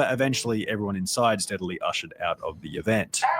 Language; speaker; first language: English; native; English